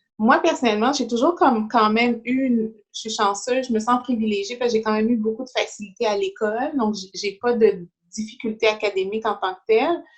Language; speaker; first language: French; early bilingual, other home language; Haitian Creole